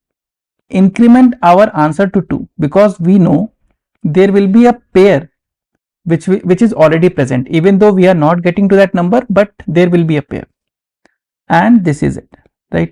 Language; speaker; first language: English; non-native, local second language; Hindi